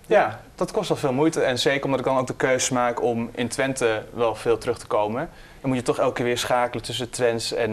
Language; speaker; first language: Dutch; native; Dutch